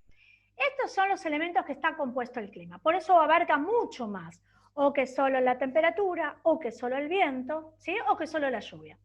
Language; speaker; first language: Spanish; native; Spanish